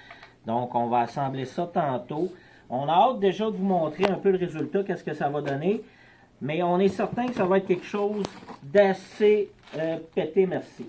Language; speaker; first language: French; native; French